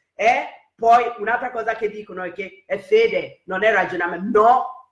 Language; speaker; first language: Italian; non-native, fluent; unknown